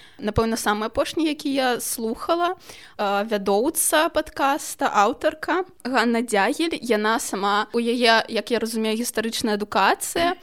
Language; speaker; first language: Belarusian; non-native, local second language; Russian